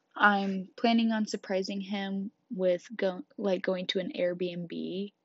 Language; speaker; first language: English; native; English